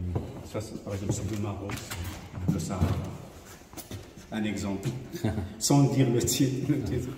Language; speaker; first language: French; non-native, local second language; Arabic